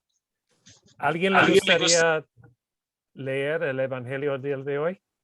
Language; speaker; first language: Spanish; non-native, fluent; English